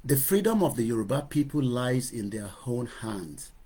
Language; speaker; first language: English; non-native, local second language; Yoruba